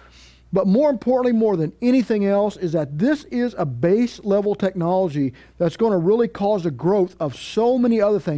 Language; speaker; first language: English; native; English